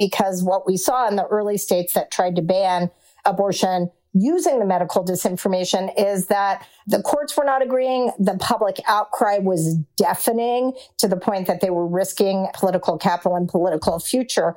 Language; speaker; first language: English; native; English